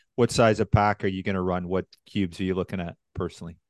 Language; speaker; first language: English; native; English